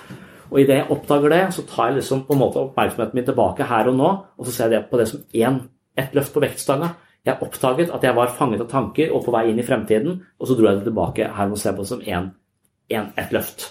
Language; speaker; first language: Norwegian; native; Norwegian